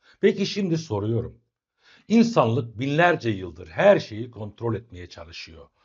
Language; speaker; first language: Turkish; native; Turkish